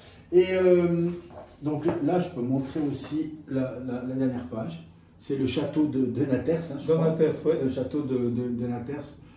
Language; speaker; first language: French; native; French